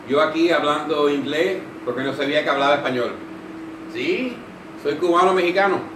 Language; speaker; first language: Spanish; early bilingual, heritage; Spanish